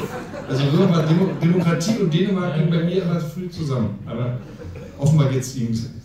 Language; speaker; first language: German; native; German